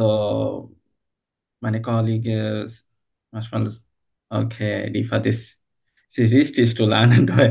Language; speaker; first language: German; non-native, learner; Bangla